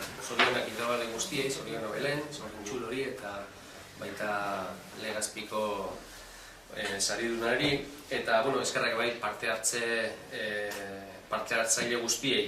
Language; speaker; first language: Basque; native; Basque